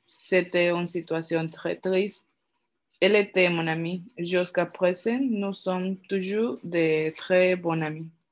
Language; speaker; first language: French; non-native, learner; Spanish